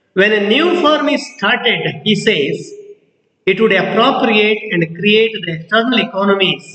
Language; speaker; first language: English; non-native, local second language; Kannada